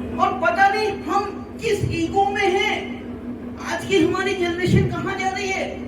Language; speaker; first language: Hindi; native; Hindi